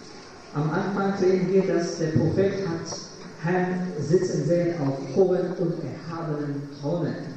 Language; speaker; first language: German; non-native, fluent; Polish